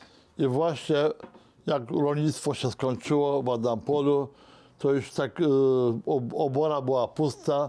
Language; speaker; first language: Polish; early bilingual, heritage; Polish